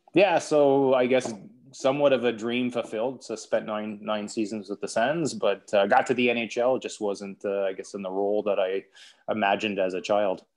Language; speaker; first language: English; native; English